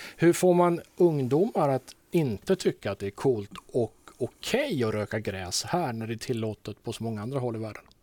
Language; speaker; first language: Swedish; native; Swedish